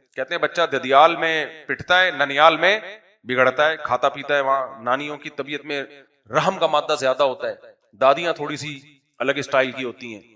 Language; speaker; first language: Urdu; native; Urdu